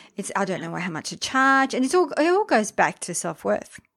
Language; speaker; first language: English; early bilingual, other home language; French